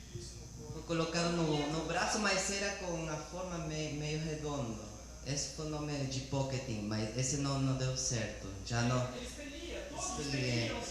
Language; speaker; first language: Portuguese; non-native, learner; Spanish